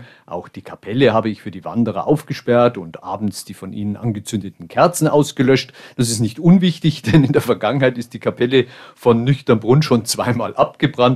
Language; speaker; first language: German; native; German